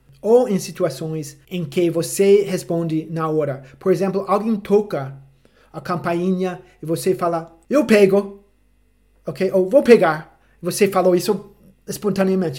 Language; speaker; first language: Portuguese; non-native, fluent; English